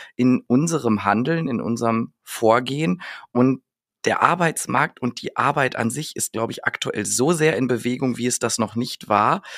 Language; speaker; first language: German; native; German